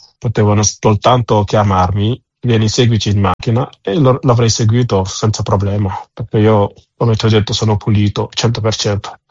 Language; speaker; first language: Italian; non-native, fluent; Wolof